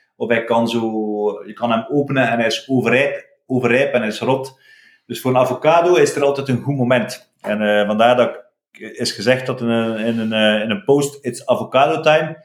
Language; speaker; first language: Dutch; native; Dutch